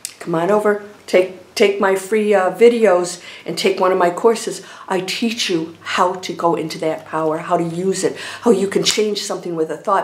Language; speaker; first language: English; native; English